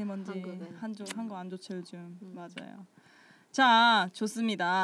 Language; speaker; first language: Korean; native; Korean